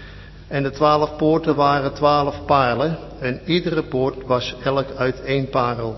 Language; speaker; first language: Dutch; native; Dutch